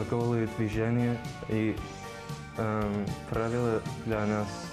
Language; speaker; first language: Russian; non-native, learner; English